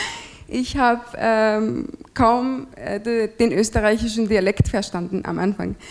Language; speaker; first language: German; non-native, fluent; Arabic